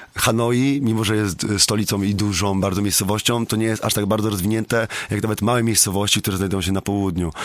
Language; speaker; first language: Polish; native; Polish